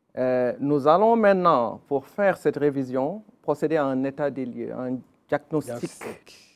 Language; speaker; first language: French; non-native, local second language; Wolof